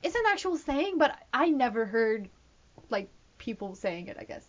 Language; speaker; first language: English; non-native, fluent; Turkish